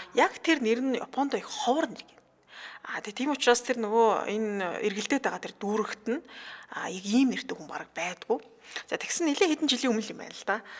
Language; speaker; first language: Mongolian; native; Mongolian